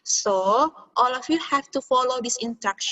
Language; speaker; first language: English; non-native, fluent; Indonesian